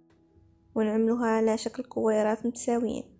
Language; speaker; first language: Arabic; native; Arabic